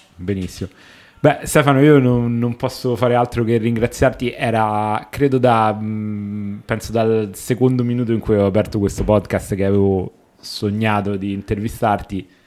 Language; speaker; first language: Italian; native; Italian